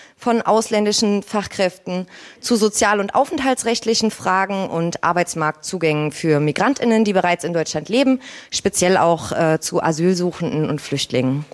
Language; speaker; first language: German; native; German